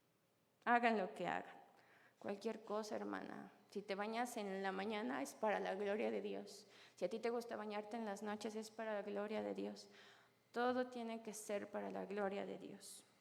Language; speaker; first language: Spanish; native; Spanish